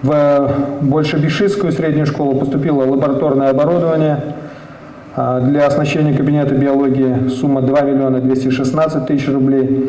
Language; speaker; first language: Russian; native; Russian